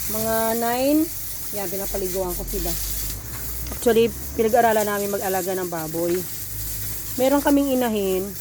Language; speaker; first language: Filipino; non-native, local second language; Hiligaynon